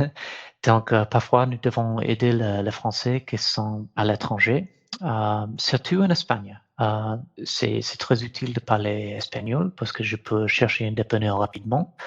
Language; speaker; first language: French; non-native, fluent; English